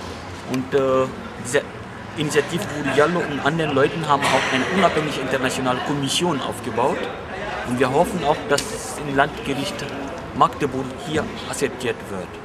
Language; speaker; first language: German; non-native, fluent; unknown